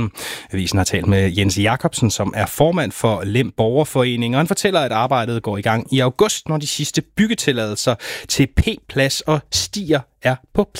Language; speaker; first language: Danish; native; Danish